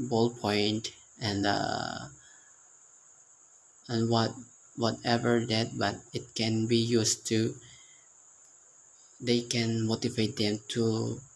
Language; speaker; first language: English; non-native, learner; Indonesian